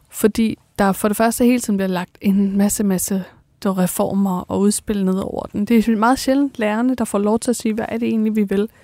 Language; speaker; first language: Danish; early bilingual, other home language; Persian